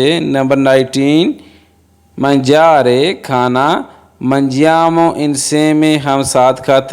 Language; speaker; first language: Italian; non-native, fluent; Urdu